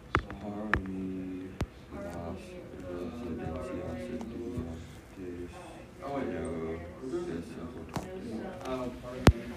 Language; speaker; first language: Spanish; non-native, learner; English